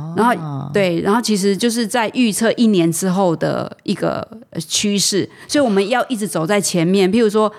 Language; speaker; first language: Chinese; native; Chinese